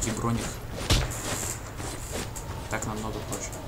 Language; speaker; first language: Russian; native; Russian